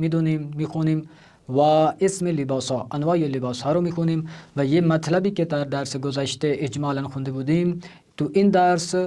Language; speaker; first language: Persian; non-native, fluent; Urdu